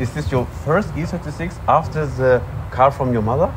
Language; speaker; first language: English; non-native, learner; German